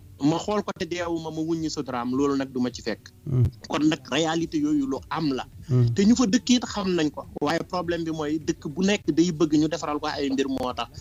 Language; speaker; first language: Wolof; non-native, local second language; Fula